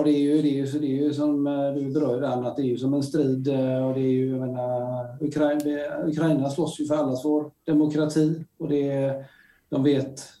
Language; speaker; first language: Swedish; native; Swedish